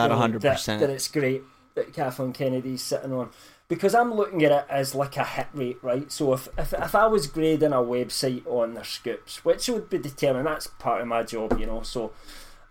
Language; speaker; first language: English; native; English